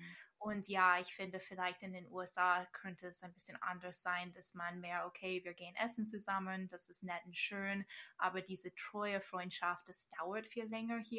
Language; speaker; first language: German; non-native, fluent; English